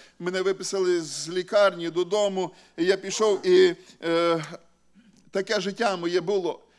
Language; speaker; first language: Ukrainian; native; Ukrainian